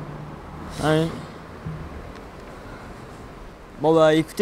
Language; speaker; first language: French; native; French